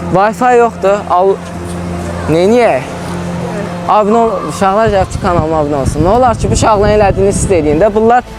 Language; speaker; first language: Azerbaijani; native; Azerbaijani